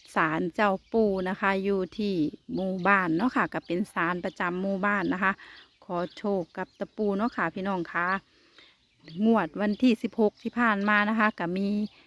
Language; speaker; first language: Thai; native; Thai